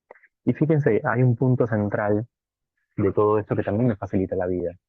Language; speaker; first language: Spanish; native; Spanish